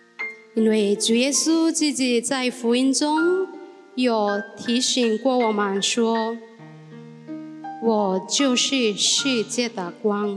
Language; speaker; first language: Chinese; native; Chinese